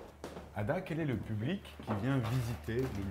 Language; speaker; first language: French; native; French